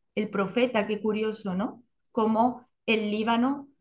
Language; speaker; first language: Spanish; native; Spanish